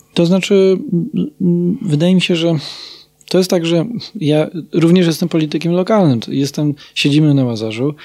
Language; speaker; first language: Polish; native; Polish